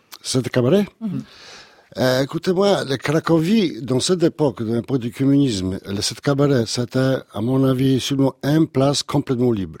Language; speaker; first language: French; non-native, learner; Polish